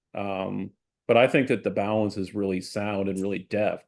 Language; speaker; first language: English; native; English